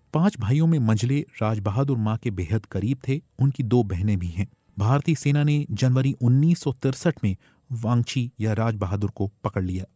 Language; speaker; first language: Hindi; native; Hindi